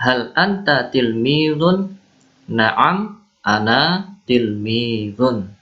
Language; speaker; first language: Arabic; non-native, fluent; Indonesian